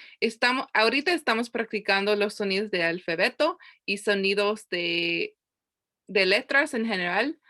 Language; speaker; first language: Spanish; non-native, learner; English